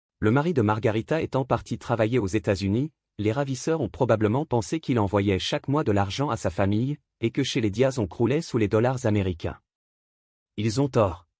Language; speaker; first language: French; native; French